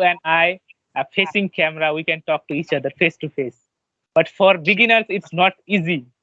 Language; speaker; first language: English; non-native, learner; Bangla